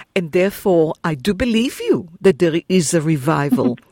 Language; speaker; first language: English; non-native, fluent; Hebrew